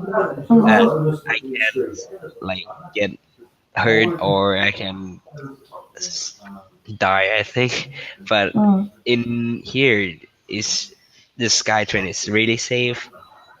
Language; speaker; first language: English; non-native, learner; Thai